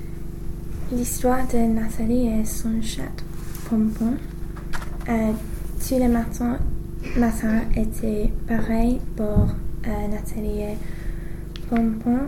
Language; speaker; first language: French; non-native, learner; English